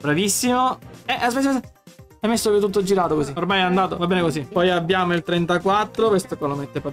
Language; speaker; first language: Italian; native; Italian